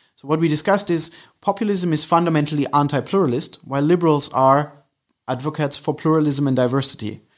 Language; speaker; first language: English; non-native, fluent; German